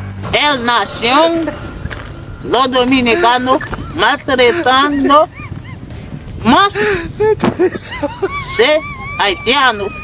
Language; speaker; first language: Spanish; non-native, learner; Haitian Creole